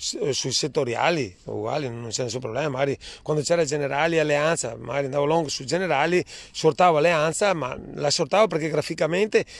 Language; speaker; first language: Italian; native; Italian